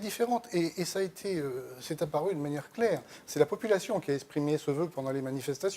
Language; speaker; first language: French; native; French